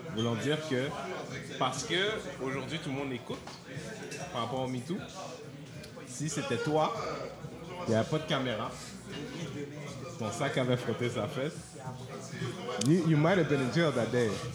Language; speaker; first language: French; native; French